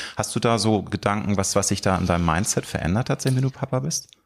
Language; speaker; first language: German; native; German